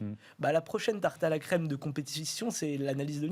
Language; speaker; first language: French; native; French